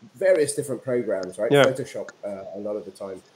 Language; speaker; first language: English; native; English